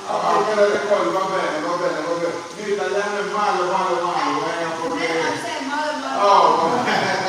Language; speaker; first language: Italian; non-native, learner; Portuguese